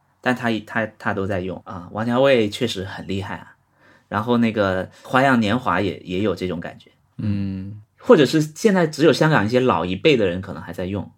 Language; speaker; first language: Chinese; non-native, local second language; Hakka Chinese